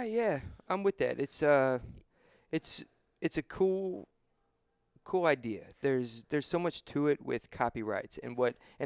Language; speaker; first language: English; native; English